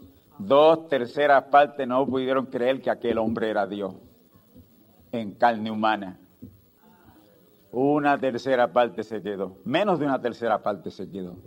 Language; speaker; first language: Spanish; native; Spanish